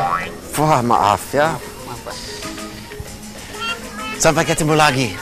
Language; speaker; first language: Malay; non-native, fluent; English